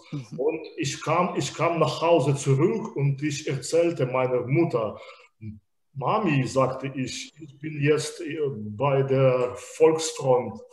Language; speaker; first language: German; non-native, fluent; Belarusian